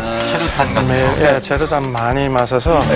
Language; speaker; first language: Korean; non-native, fluent; English